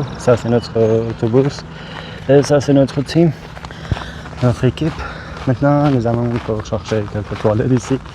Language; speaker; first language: French; non-native, learner; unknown